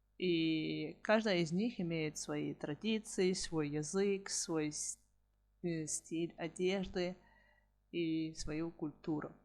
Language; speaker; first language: Russian; native; Russian